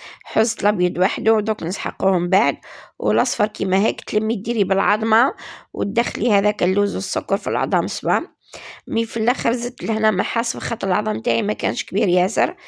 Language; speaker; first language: Arabic; native; Arabic